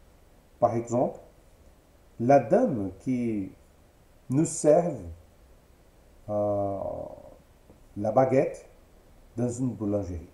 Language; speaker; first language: French; non-native, fluent; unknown